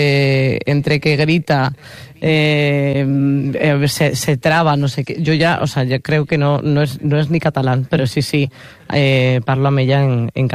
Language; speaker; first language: Catalan; non-native, learner; Spanish